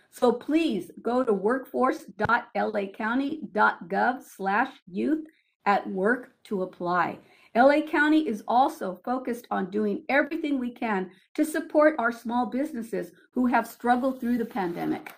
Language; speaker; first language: English; early bilingual, other home language; Spanish